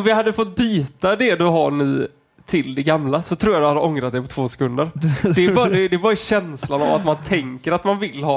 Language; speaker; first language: Swedish; native; Swedish